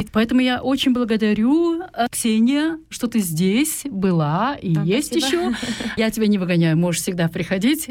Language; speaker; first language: Russian; non-native, local second language; Kazakh